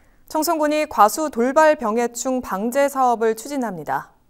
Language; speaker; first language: Korean; native; Korean